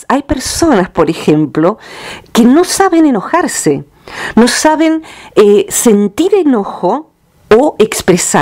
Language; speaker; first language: Spanish; native; Spanish